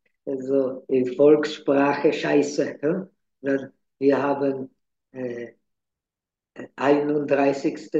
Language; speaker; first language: German; non-native, fluent; Czech